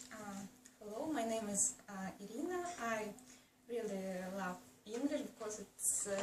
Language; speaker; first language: English; non-native, learner; Russian